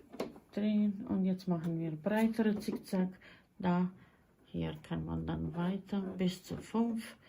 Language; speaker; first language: German; non-native, fluent; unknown